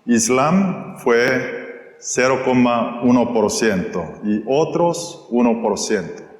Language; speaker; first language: Spanish; non-native, fluent; Korean